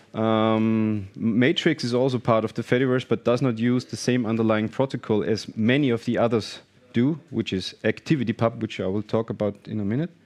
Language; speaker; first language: English; non-native, fluent; German